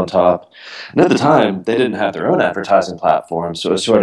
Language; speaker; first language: English; native; English